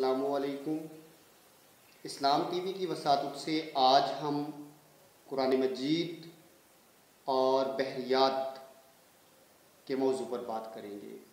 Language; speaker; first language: Urdu; native; Urdu